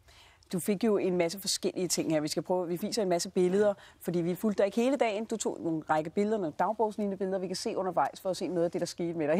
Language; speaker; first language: Danish; native; Danish